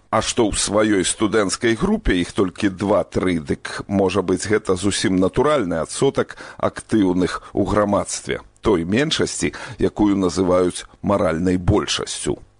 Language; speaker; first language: Belarusian; native; Belarusian